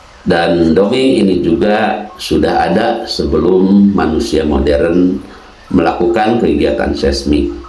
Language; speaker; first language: Indonesian; non-native, local second language; Sundanese